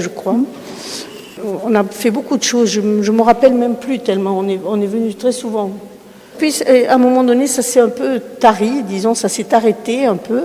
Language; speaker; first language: French; early bilingual, other home language; Spanish